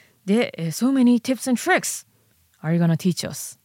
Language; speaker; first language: English; non-native, fluent; Japanese